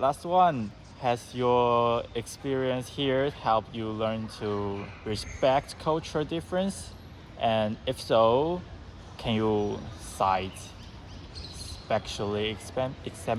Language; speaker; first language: English; non-native, learner; Chinese